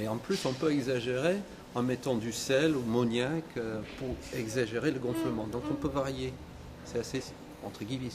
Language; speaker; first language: French; native; French